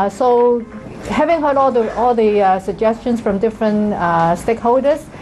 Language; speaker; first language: English; non-native, local second language; Cantonese